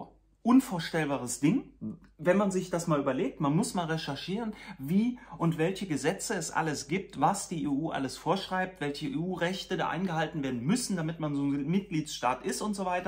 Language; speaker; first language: German; native; German